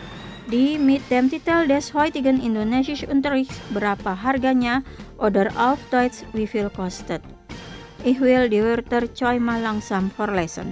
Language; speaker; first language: German; non-native, fluent; Indonesian